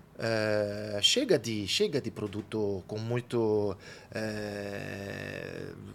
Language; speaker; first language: Portuguese; non-native, fluent; Italian